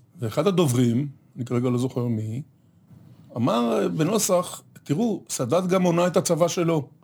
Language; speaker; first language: Hebrew; native; Hebrew